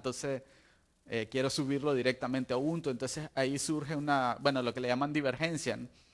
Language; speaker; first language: Spanish; native; Spanish